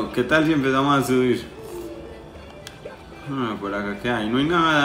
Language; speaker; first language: Spanish; native; Spanish